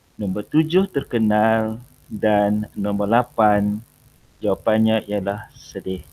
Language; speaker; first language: Malay; native; Malay